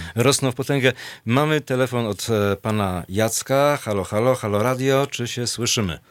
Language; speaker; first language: Polish; native; Polish